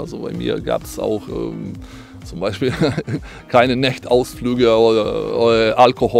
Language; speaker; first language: German; non-native, fluent; Croatian